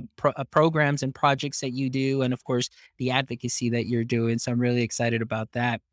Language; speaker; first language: English; early bilingual, other home language; Spanish